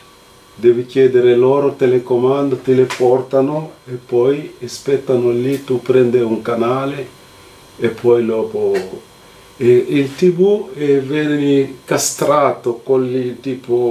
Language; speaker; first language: Italian; non-native, fluent; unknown